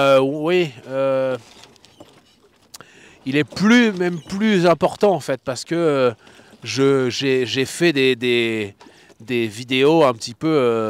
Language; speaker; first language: French; native; French